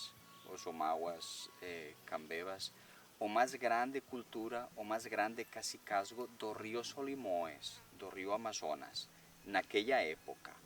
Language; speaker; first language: Portuguese; non-native, learner; Spanish